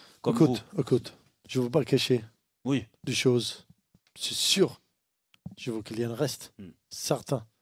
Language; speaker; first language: French; non-native, learner; Arabic